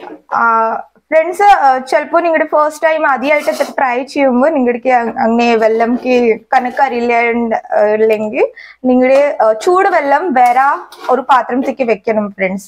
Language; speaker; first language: Malayalam; non-native, learner; Hindi